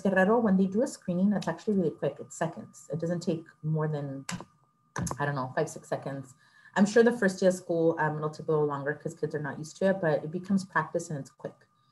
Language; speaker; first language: English; early bilingual, other home language; Spanish